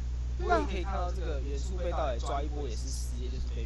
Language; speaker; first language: Chinese; native; Chinese